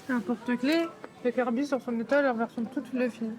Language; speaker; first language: French; native; French